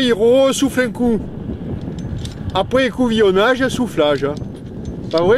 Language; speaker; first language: French; native; French